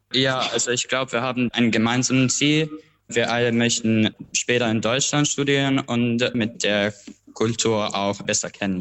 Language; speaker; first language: German; non-native, learner; Albanian